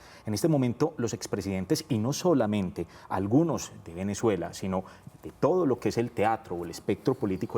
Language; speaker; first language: Spanish; native; Spanish